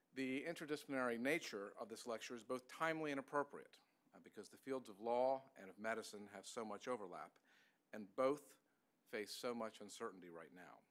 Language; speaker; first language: English; native; English